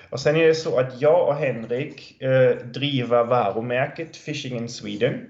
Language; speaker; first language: Swedish; non-native, fluent; German